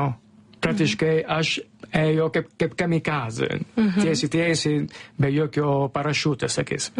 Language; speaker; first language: Lithuanian; non-native, fluent; Italian